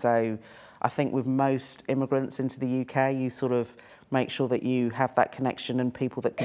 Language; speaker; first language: English; native; English